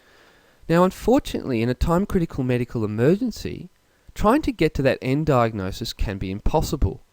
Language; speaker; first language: English; native; English